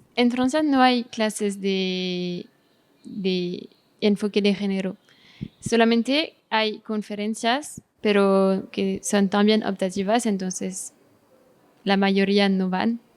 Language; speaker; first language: Spanish; non-native, fluent; French